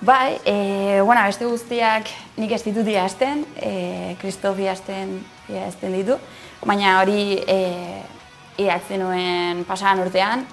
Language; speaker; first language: Basque; non-native, local second language; Spanish